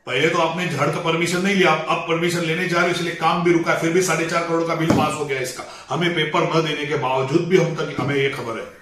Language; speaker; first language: Hindi; non-native, local second language; Marathi